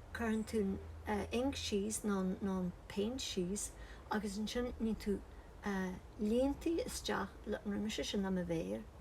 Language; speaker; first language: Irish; native; Irish